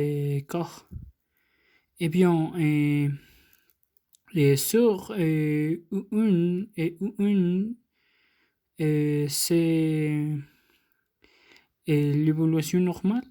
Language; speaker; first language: French; non-native, learner; Spanish